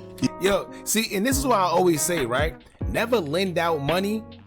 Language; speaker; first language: English; native; English